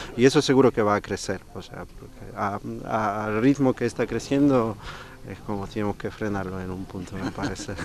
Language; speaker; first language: Spanish; non-native, fluent; Polish